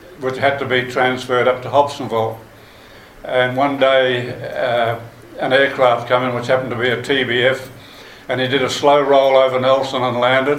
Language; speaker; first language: English; native; English